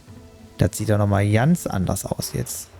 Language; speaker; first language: German; native; German